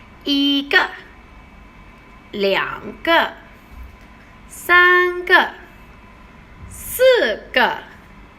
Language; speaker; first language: Chinese; non-native, fluent; English